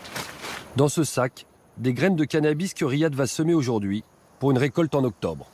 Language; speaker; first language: French; native; French